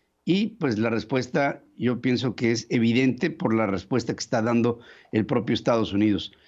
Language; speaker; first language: Spanish; native; Spanish